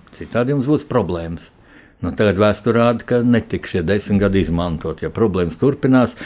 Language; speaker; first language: Latvian; native; Latvian